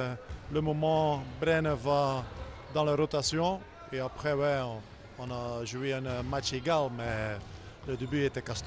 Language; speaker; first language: French; non-native, learner; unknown